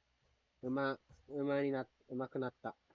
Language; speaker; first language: Japanese; non-native, learner; Filipino